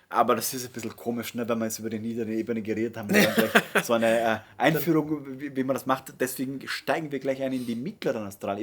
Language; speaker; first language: German; native; German